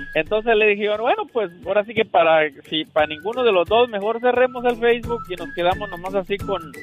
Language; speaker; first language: Spanish; native; Spanish